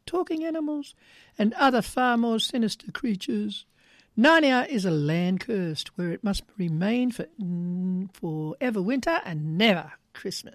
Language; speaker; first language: English; native; English